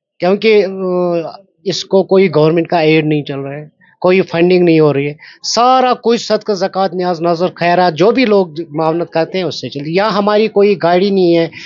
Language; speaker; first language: Hindi; non-native, local second language; Kashmiri